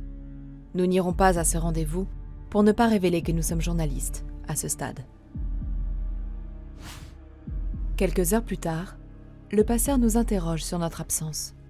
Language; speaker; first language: French; native; French